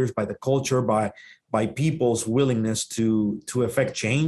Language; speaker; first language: English; non-native, fluent; Spanish